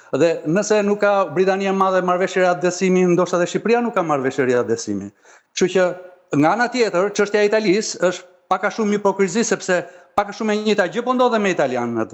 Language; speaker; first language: Albanian; native; Albanian